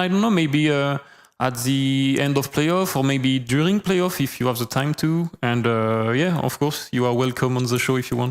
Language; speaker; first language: English; non-native, fluent; French